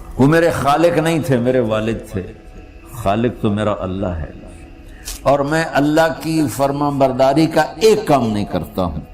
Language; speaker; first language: Urdu; non-native, local second language; Punjabi